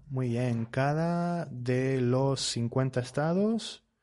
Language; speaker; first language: Spanish; native; Spanish